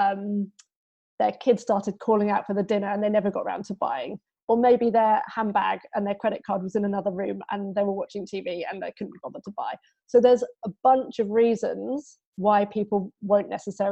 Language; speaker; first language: English; native; English